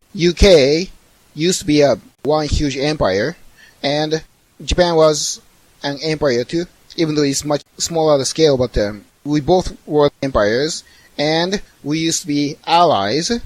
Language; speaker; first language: English; non-native, fluent; Japanese